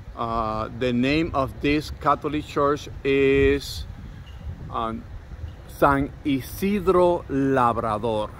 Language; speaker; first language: English; non-native, local second language; Spanish